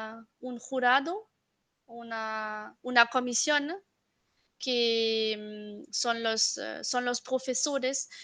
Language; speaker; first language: Spanish; non-native, fluent; French